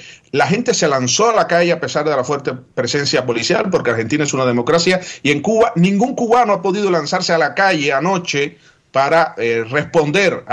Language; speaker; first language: Spanish; native; Spanish